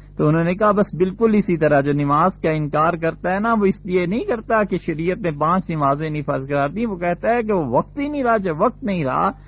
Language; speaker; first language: Urdu; non-native, local second language; Punjabi